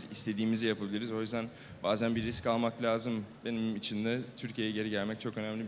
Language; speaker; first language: Turkish; early bilingual, heritage; Turkish